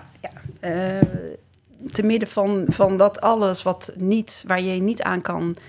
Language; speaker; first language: Dutch; early bilingual, other home language; Riffian